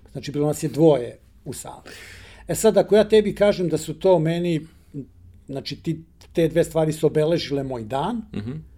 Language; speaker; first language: Serbian; native; Serbian